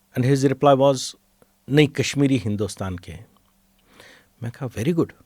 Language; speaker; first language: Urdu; non-native, local second language; Kashmiri